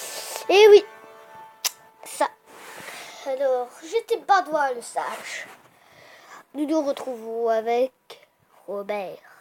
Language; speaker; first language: French; native; French